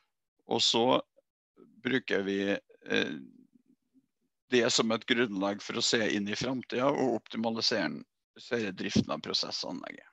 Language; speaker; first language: Norwegian; native; Norwegian